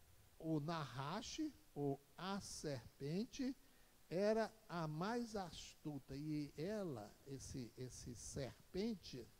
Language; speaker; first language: Portuguese; native; Portuguese